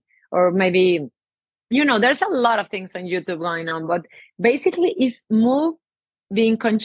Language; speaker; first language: English; non-native, fluent; Spanish